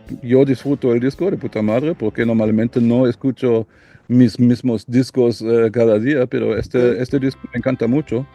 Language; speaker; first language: Spanish; non-native, learner; German